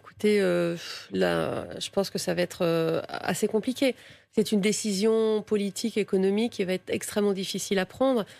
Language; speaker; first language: French; native; French